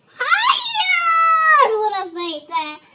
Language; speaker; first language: Turkish; native; Turkish